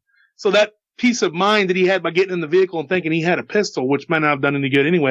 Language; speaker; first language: English; native; English